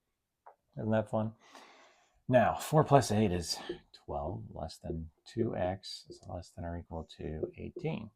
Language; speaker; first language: English; native; English